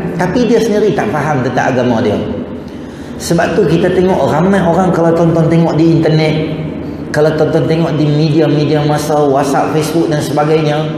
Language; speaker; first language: Malay; native; Malay